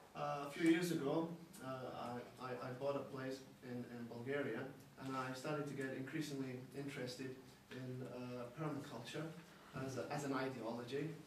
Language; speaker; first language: English; native; English